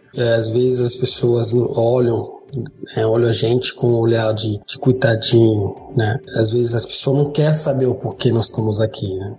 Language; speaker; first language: Portuguese; non-native, fluent; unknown